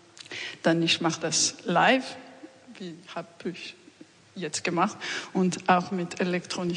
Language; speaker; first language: German; non-native, learner; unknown